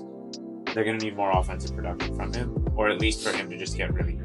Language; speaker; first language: English; native; English